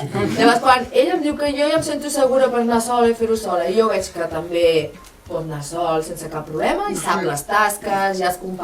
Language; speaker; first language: Catalan; native; Catalan